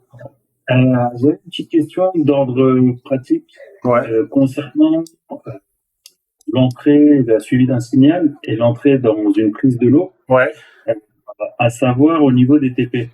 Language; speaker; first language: French; native; French